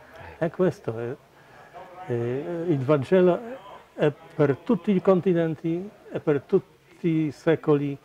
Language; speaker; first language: Italian; non-native, fluent; Polish